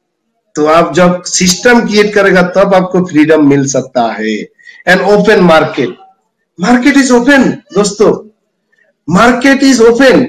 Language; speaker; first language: Hindi; non-native, fluent; Bangla